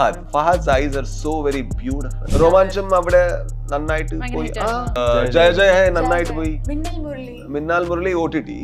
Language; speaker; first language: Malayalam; non-native, learner; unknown